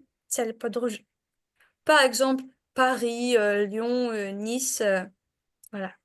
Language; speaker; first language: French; non-native, fluent; Polish